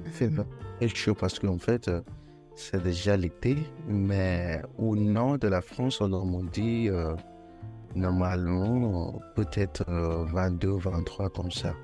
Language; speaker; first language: French; non-native, fluent; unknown